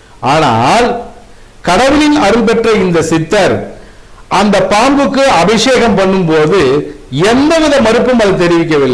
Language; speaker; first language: Tamil; native; Tamil